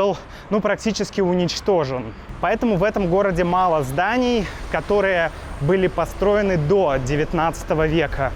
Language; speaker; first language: Russian; native; Russian